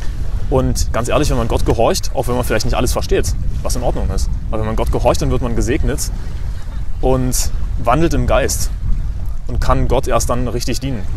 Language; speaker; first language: German; native; German